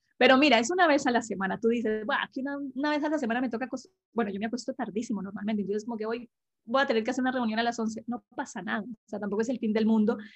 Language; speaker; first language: Spanish; native; Spanish